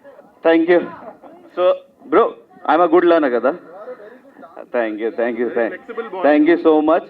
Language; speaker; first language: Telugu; non-native, learner; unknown